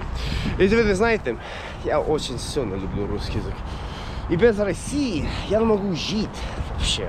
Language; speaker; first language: Russian; non-native, fluent; English